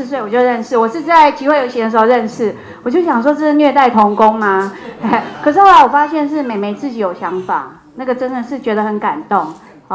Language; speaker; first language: Chinese; native; Chinese